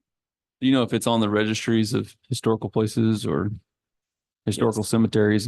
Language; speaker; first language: English; native; English